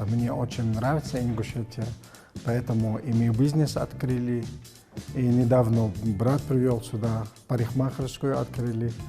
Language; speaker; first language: Russian; non-native, learner; Arabic